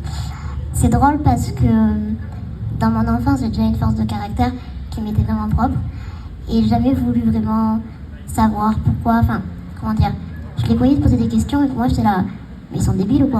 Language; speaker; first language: French; native; French